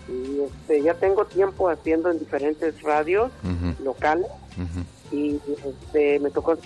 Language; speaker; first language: Spanish; early bilingual, heritage; Spanish